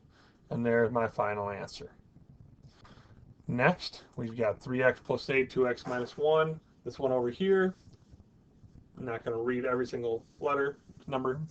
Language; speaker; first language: English; native; English